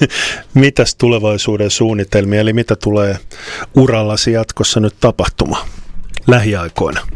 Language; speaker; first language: Finnish; native; Finnish